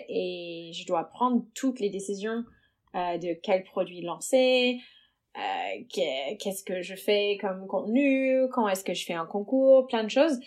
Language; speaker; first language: French; non-native, fluent; English